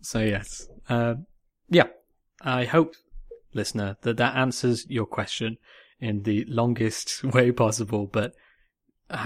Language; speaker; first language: English; native; English